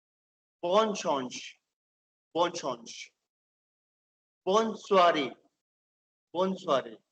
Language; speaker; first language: French; non-native, fluent; Hindi